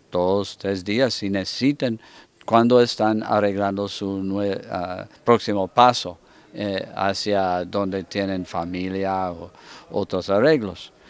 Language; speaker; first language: Spanish; non-native, fluent; English